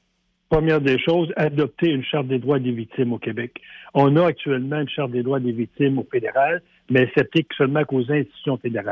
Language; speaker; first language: French; native; French